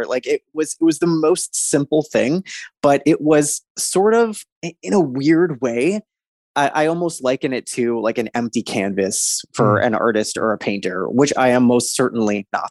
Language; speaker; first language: English; native; English